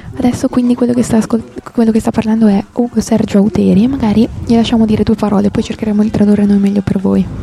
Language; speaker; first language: Italian; native; Italian